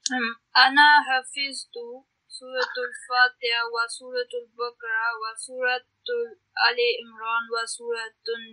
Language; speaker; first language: Arabic; non-native, learner; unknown